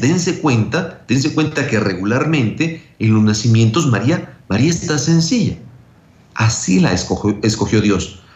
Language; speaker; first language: Spanish; native; Spanish